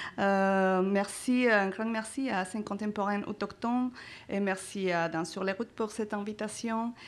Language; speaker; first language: French; non-native, fluent; Spanish